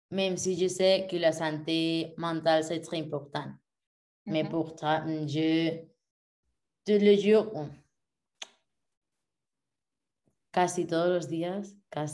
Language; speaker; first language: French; non-native, learner; Spanish